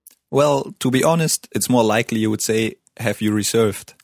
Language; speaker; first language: English; non-native, fluent; German